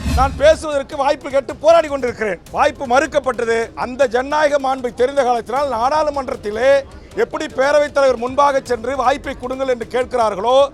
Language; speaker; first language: Tamil; native; Tamil